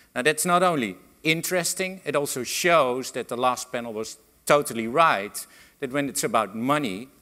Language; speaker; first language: English; non-native, fluent; Dutch